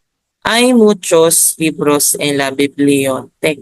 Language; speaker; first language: Spanish; non-native, learner; Filipino